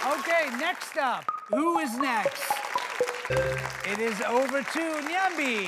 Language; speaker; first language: English; native; English